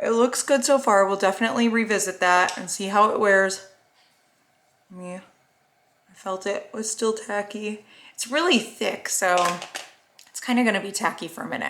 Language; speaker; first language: English; native; English